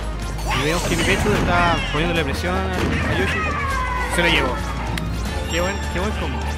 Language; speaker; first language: Spanish; native; Spanish